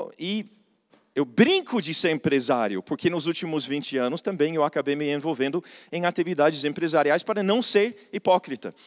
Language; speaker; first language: Portuguese; non-native, fluent; English